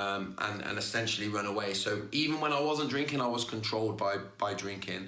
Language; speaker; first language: English; native; English